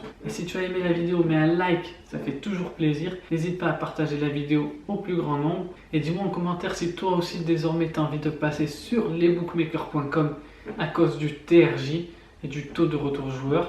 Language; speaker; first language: French; native; French